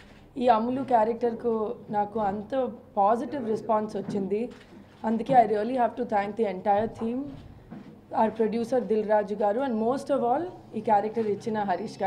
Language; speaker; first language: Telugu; non-native, fluent; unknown